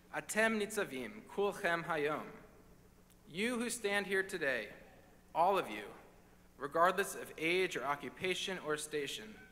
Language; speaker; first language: English; native; English